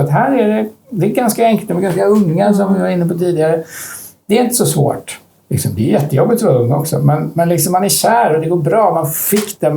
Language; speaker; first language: Swedish; native; Swedish